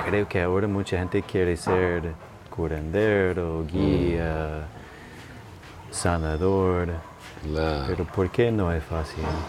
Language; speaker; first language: Spanish; non-native, fluent; English